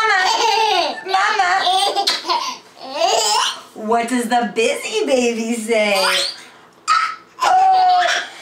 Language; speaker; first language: English; native; English